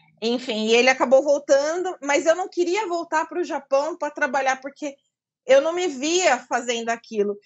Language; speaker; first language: Portuguese; native; Portuguese